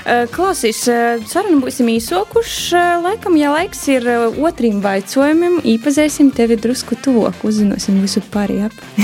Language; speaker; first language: Latvian; native; Latvian